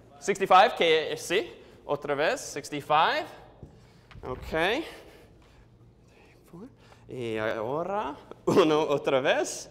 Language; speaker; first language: Spanish; non-native, learner; English